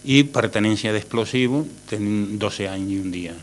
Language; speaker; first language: Spanish; native; Spanish